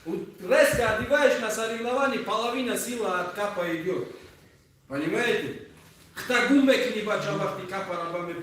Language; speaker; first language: Russian; native; Russian